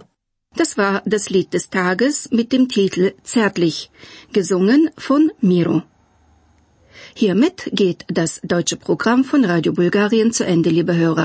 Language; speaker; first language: German; non-native, fluent; Bulgarian